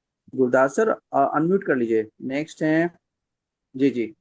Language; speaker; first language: Hindi; native; Hindi